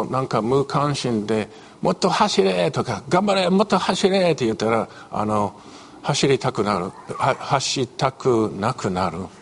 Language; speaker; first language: Japanese; non-native, fluent; English